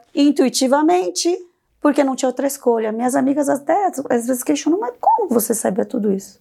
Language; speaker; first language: Portuguese; early bilingual, other home language; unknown